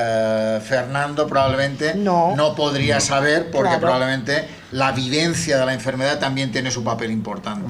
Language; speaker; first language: Spanish; native; Spanish